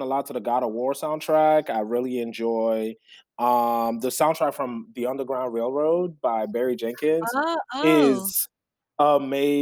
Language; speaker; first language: English; early bilingual, other home language; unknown